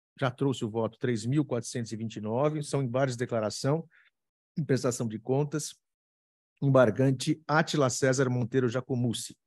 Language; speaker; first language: Portuguese; native; Portuguese